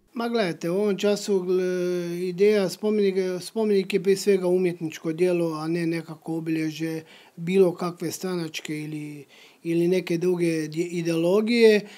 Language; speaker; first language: Croatian; native; Croatian